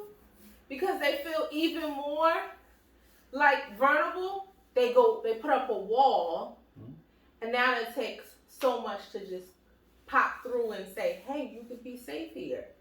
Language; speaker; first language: English; native; English